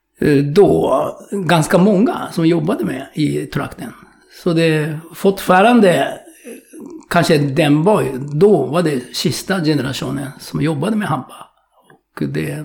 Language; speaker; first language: Swedish; non-native, fluent; Japanese